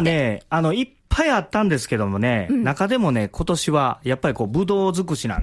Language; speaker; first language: Japanese; native; Japanese